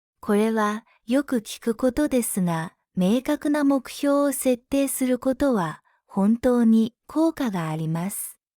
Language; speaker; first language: Japanese; native; Japanese